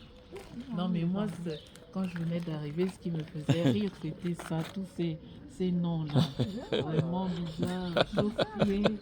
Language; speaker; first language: French; non-native, local second language; Malagasy